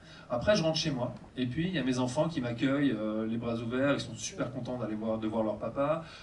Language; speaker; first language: French; native; French